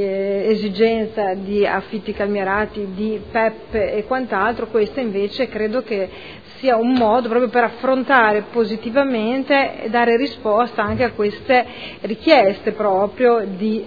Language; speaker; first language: Italian; native; Italian